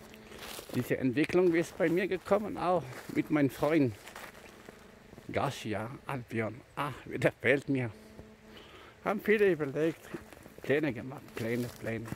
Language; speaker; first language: German; non-native, fluent; Albanian